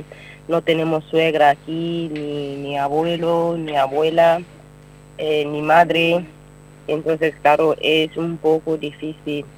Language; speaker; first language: Spanish; non-native, learner; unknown